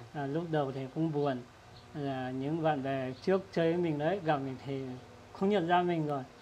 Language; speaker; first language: Vietnamese; non-native, local second language; Iu Mien